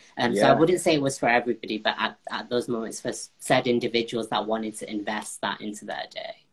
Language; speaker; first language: English; native; English